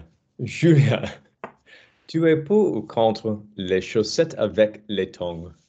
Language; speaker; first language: French; non-native, learner; English